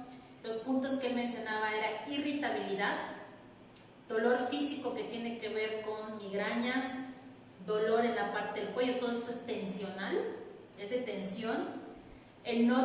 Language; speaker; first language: Spanish; native; Spanish